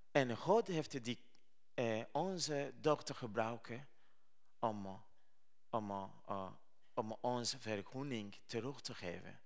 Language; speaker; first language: Dutch; non-native, learner; Rundi